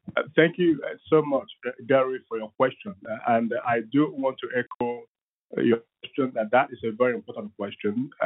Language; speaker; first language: English; non-native, local second language; Igbo